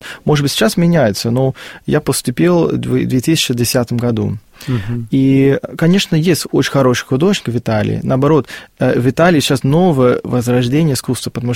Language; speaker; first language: Russian; non-native, fluent; Afrikaans